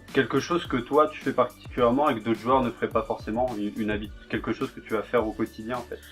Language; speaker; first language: French; native; French